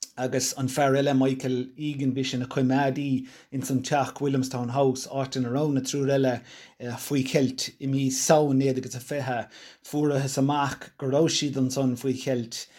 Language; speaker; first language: Irish; non-native, local second language; English